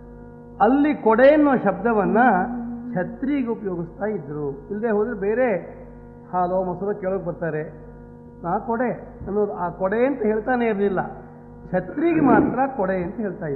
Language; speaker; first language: Kannada; native; Kannada